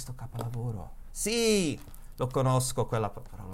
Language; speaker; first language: Italian; non-native, learner; English